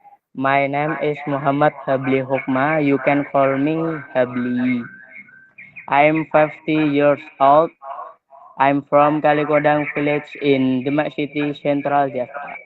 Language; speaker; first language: English; non-native, learner; Indonesian